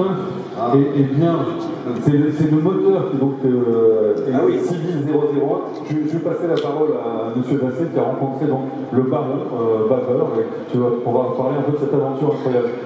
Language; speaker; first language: French; native; French